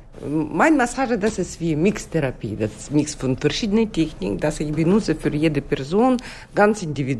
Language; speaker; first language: German; non-native, learner; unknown